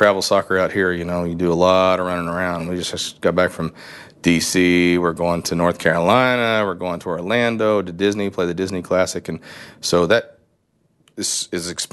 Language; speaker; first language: English; native; English